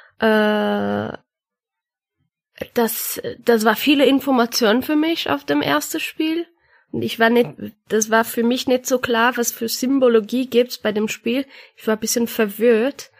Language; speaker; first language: German; non-native, learner; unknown